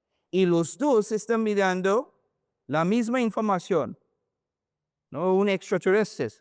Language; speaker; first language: Spanish; non-native, learner; English